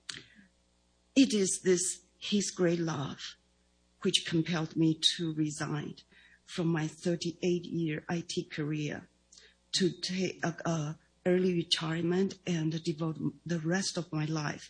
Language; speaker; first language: English; non-native, fluent; Chinese